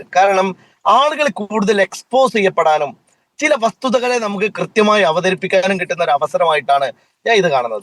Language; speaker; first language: Malayalam; native; Malayalam